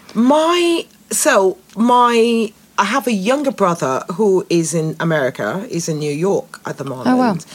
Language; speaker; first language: English; non-native, local second language; Yoruba